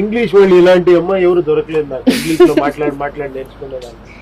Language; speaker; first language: Telugu; non-native, learner; Kannada